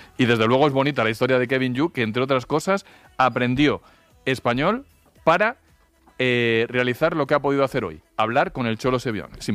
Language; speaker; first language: Spanish; native; Spanish